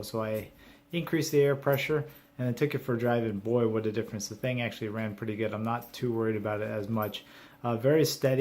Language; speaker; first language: English; native; English